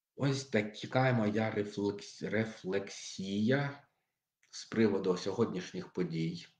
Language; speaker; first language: Ukrainian; non-native, local second language; Russian